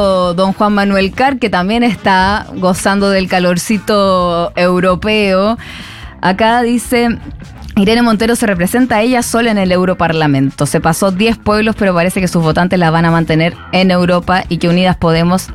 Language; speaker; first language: Spanish; native; Spanish